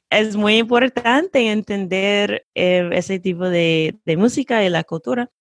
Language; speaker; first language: Spanish; non-native, fluent; English